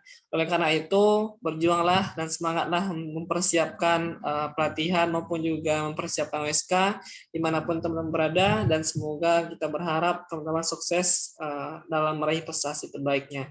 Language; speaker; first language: Indonesian; non-native, local second language; Minangkabau